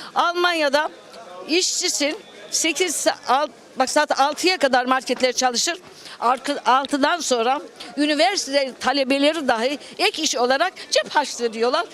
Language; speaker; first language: Turkish; native; Turkish